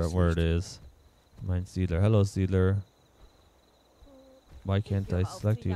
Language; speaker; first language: English; native; English